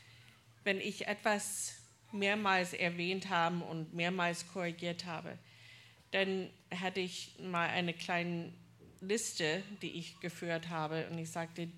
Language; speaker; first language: German; non-native, fluent; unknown